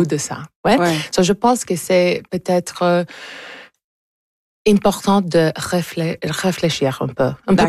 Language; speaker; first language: French; non-native, local second language; English